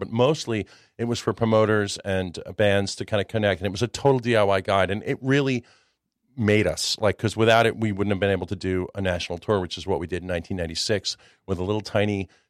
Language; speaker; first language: English; early bilingual, other home language; Czech